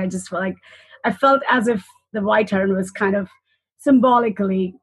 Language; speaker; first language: English; non-native, local second language; Hindi